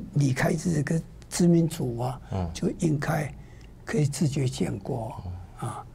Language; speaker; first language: Chinese; non-native, local second language; Min Nan Chinese